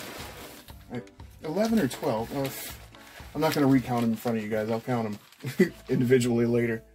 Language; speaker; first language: English; native; English